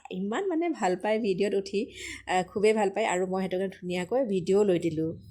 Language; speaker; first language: Assamese; non-native, local second language; Manipuri